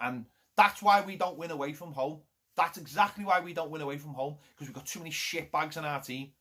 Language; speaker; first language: English; native; English